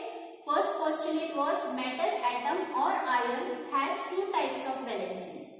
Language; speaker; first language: English; non-native, local second language; Marathi